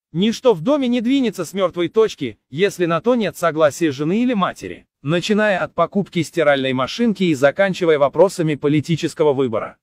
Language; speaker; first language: Russian; non-native, local second language; Azerbaijani